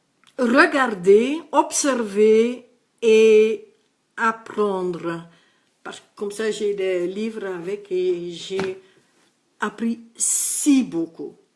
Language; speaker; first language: French; non-native, local second language; Dutch